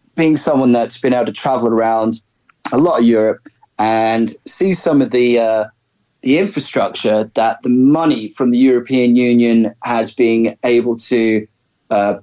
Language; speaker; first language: English; native; English